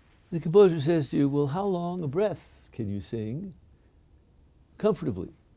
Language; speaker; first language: English; native; English